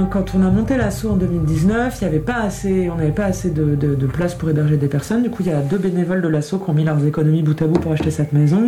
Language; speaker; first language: French; native; French